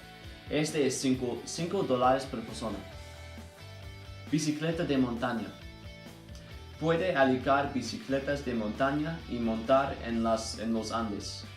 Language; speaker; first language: Spanish; non-native, learner; English